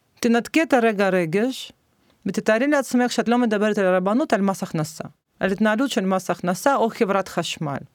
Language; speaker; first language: Hebrew; non-native, fluent; Russian